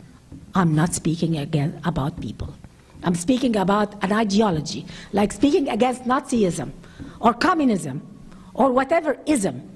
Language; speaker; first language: English; non-native, fluent; Arabic